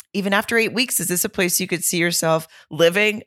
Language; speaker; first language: English; native; English